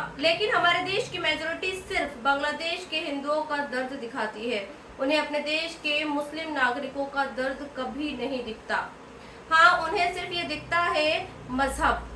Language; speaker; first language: Hindi; native; Hindi